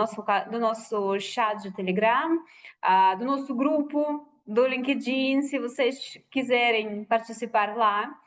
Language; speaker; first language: Portuguese; non-native, fluent; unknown